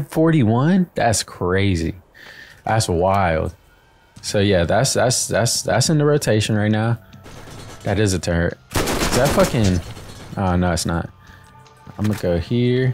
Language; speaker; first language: English; native; English